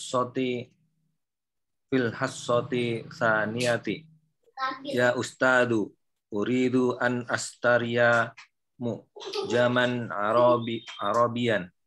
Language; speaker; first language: Arabic; non-native, learner; Indonesian